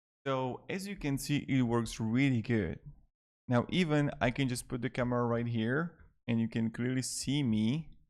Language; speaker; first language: English; non-native, fluent; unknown